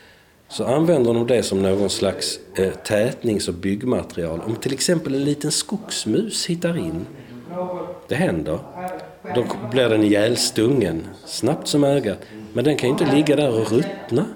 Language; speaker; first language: Swedish; native; Swedish